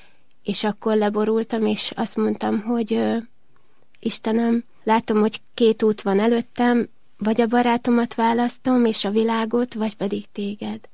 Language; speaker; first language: Hungarian; native; Hungarian